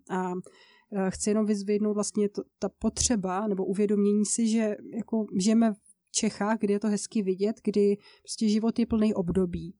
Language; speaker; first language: Czech; native; Czech